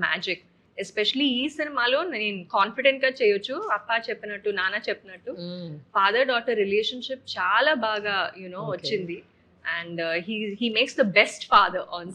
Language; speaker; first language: Telugu; non-native, local second language; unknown